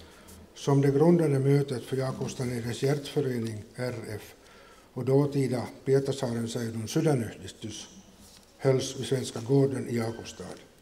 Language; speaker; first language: Swedish; native; Swedish